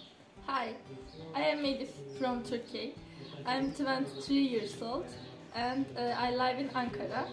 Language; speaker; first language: English; non-native, learner; Turkish